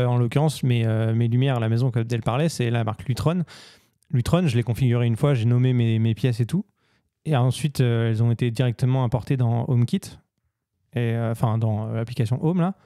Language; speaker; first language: French; native; French